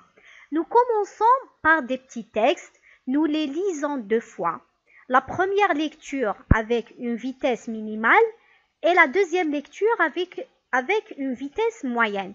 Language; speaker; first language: French; non-native, local second language; Arabic